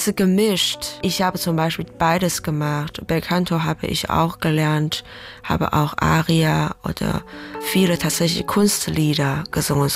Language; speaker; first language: German; non-native, learner; Chinese